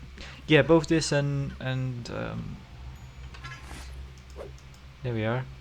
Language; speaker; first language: English; native; English